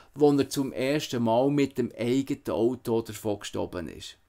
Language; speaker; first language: German; native; German